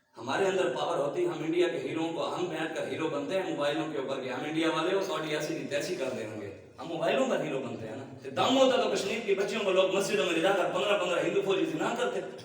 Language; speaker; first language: Urdu; non-native, local second language; Punjabi